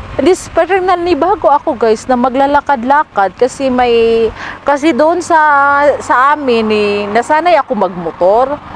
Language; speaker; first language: Filipino; non-native, local second language; Cebuano